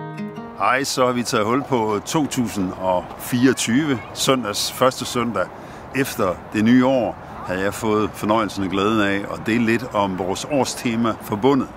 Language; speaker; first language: Danish; native; Danish